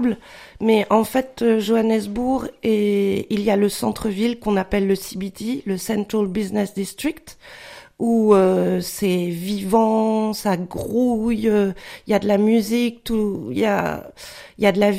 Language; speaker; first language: French; native; French